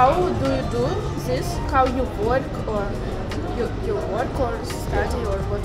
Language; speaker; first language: English; non-native, learner; Russian